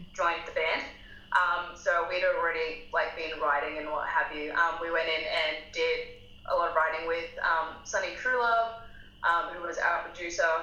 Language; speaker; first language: English; native; English